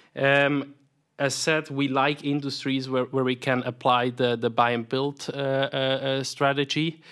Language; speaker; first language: English; non-native, fluent; German